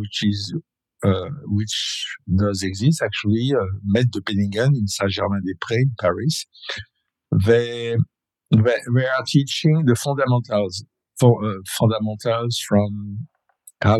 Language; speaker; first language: English; non-native, fluent; French